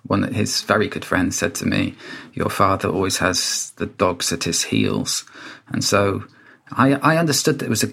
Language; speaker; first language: English; native; English